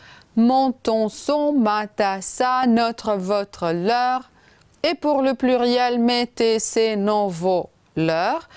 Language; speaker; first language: French; non-native, fluent; Romanian